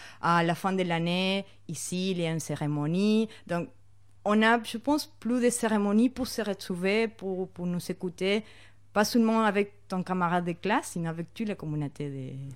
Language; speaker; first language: French; non-native, fluent; Spanish